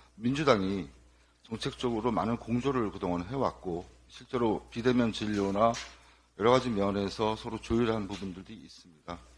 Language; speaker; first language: Korean; native; Korean